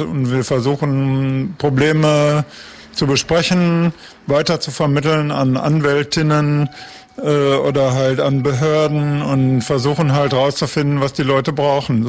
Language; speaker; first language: German; native; German